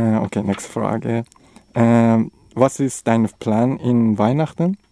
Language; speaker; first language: German; non-native, learner; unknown